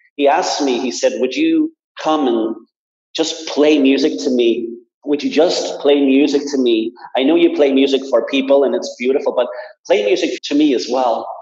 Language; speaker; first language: English; native; English